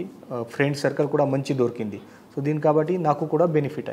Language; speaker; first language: Telugu; non-native, learner; Marathi